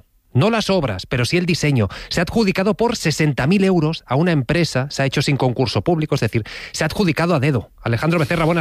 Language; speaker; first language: Spanish; native; Spanish